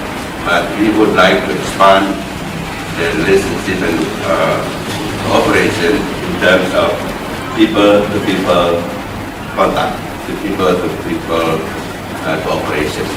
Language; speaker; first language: English; non-native, fluent; Indonesian